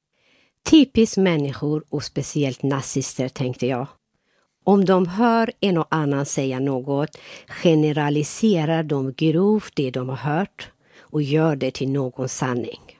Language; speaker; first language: Swedish; non-native, fluent; Persian